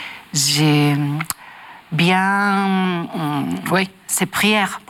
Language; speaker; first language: French; non-native, learner; Japanese